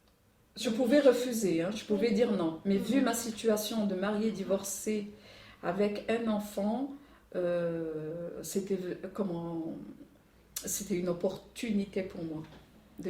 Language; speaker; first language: French; non-native, local second language; Arabic